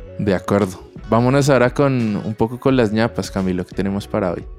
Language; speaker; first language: Spanish; native; Spanish